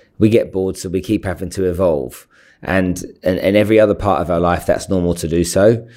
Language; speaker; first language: English; native; English